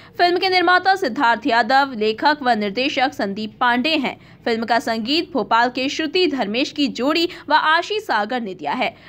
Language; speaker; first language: Hindi; native; Hindi